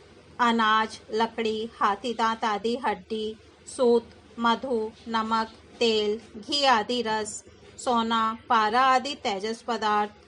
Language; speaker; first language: Hindi; native; Hindi